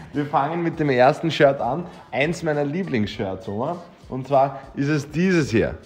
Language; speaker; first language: German; native; German